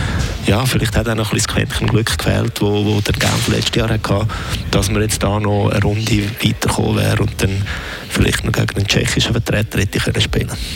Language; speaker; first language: German; native; German